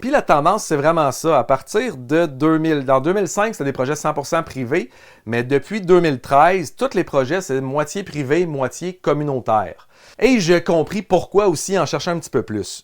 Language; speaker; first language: French; native; French